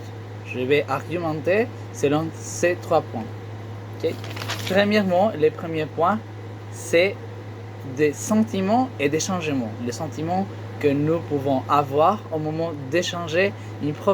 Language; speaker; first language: French; non-native, learner; Spanish